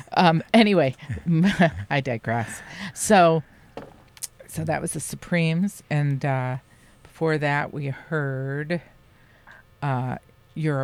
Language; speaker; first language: English; native; English